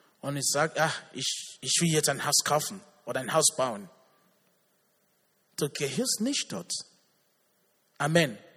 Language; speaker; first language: German; non-native, learner; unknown